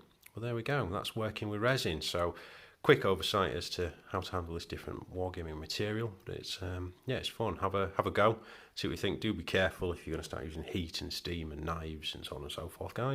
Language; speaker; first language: English; native; English